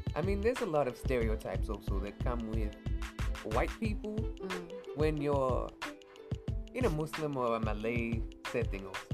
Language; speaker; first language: English; native; English